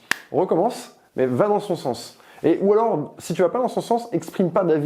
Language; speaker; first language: French; native; French